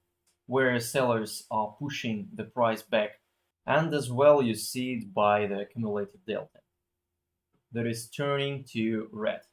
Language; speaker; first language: English; non-native, fluent; Russian